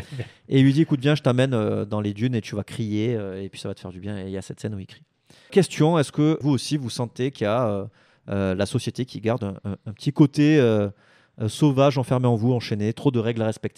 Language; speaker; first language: French; native; French